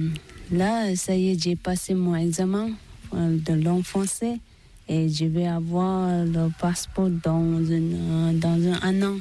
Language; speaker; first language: French; non-native, learner; Tibetan